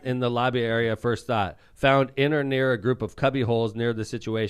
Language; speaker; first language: English; native; English